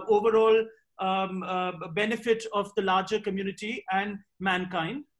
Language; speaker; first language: English; non-native, local second language; Hindi